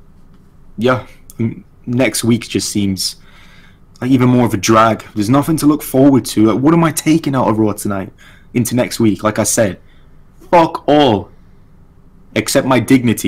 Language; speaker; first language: English; native; English